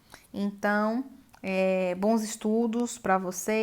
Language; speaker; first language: Portuguese; native; Portuguese